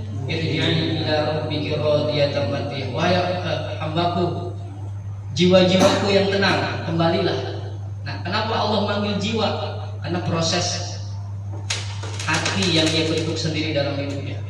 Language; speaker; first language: Indonesian; native; Indonesian